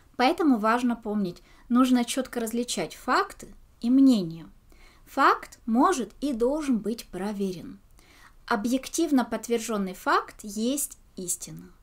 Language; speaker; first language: Russian; early bilingual, heritage; Russian